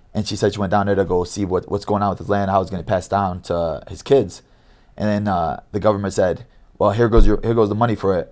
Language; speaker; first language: English; native; English